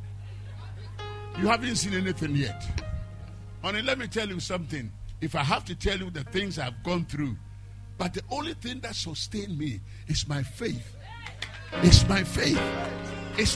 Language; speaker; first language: English; non-native, local second language; Akan